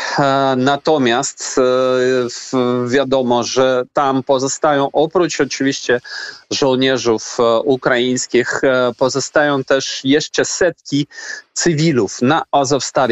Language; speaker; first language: Polish; non-native, fluent; Ukrainian